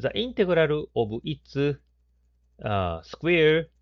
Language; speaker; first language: English; non-native, fluent; Japanese